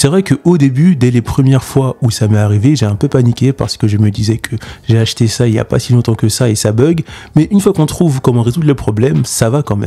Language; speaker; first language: French; native; French